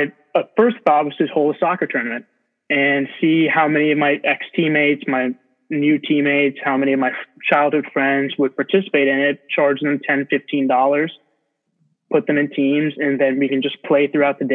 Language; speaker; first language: English; native; English